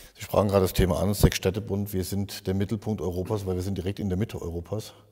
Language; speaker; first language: German; native; German